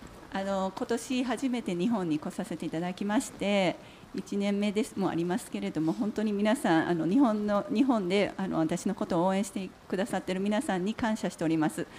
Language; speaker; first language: Japanese; native; Japanese